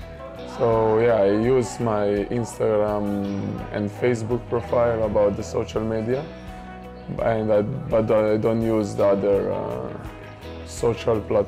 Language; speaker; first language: English; non-native, fluent; Slovenian